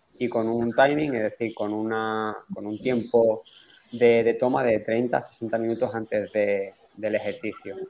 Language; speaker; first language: Spanish; native; Spanish